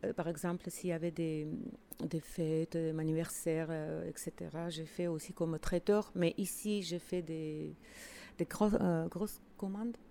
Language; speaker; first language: French; non-native, fluent; Armenian